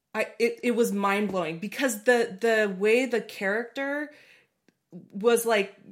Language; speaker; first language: English; native; English